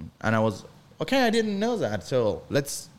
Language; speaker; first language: English; non-native, learner; French